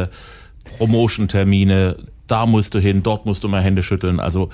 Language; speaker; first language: German; native; German